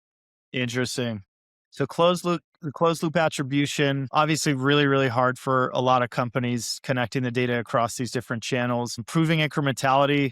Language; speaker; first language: English; native; English